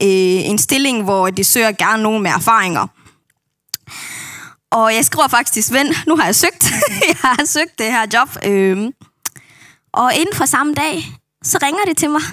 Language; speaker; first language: Danish; non-native, local second language; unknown